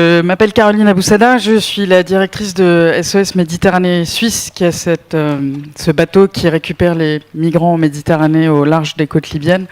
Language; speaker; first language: French; native; French